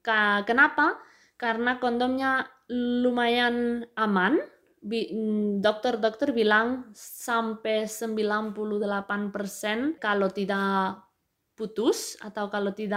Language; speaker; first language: Indonesian; non-native, fluent; Spanish